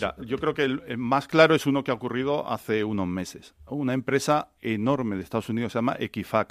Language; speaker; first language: Spanish; native; Spanish